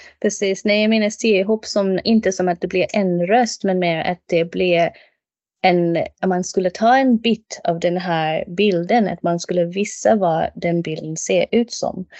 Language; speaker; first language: Swedish; non-native, fluent; English